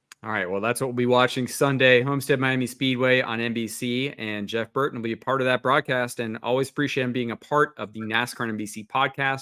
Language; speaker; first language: English; native; English